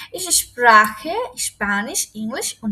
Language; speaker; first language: German; non-native, fluent; Bangla